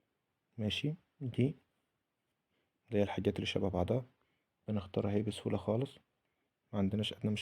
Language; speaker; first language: Arabic; native; Arabic